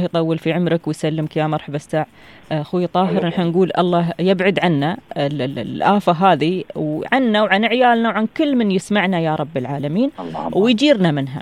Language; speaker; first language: Arabic; native; Arabic